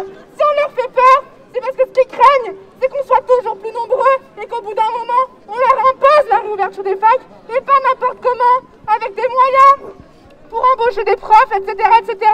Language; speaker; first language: French; native; French